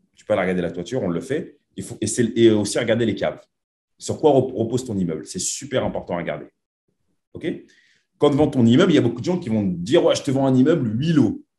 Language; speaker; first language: French; native; French